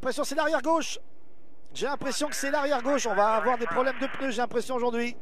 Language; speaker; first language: French; native; French